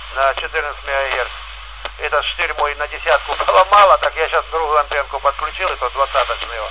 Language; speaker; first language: Russian; native; Russian